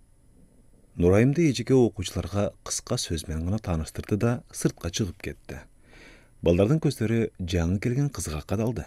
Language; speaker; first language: Kyrgyz; native; Kyrgyz